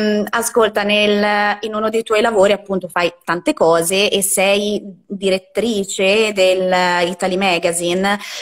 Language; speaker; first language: Italian; native; Italian